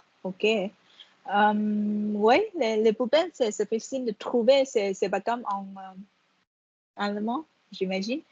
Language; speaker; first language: French; non-native, fluent; Vietnamese